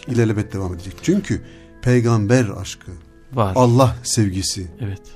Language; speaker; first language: Turkish; native; Turkish